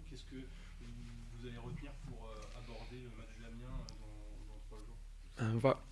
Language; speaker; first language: French; native; French